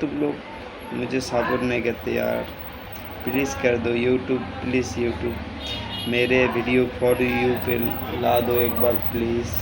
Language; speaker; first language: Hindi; non-native, local second language; Bangla